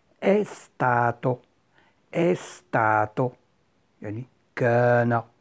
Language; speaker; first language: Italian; non-native, fluent; Arabic